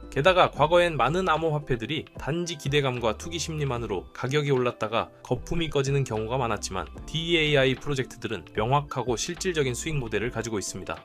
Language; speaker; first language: Korean; native; Korean